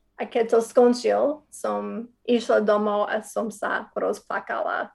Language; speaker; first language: Slovak; non-native, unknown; English